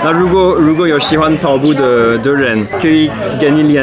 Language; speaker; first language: Chinese; non-native, fluent; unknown